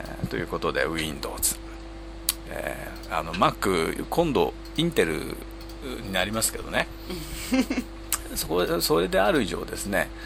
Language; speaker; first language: Japanese; native; Japanese